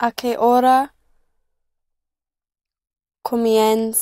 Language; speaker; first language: Spanish; non-native, learner; English